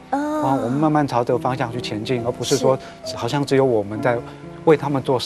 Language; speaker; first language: Chinese; native; Chinese